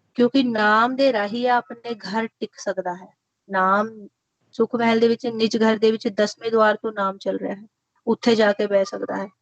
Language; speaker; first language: Hindi; non-native, local second language; Punjabi